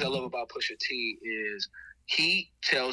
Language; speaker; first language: English; native; English